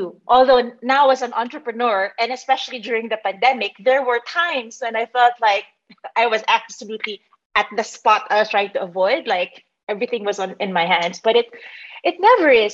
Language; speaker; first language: English; non-native, local second language; Filipino